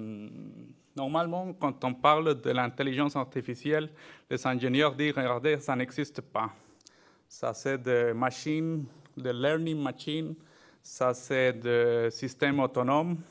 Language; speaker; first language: French; non-native, fluent; Spanish